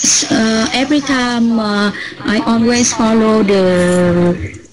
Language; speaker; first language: English; non-native, learner; Vietnamese